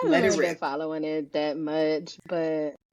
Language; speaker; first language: English; native; English